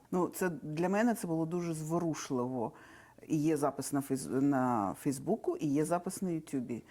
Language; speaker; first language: Ukrainian; native; Ukrainian